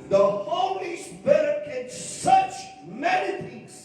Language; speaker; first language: English; non-native, local second language; Tamil